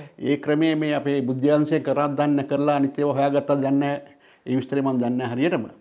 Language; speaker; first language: Sinhala; non-native, local second language; Tamil